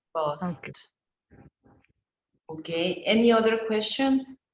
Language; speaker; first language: English; non-native, fluent; Spanish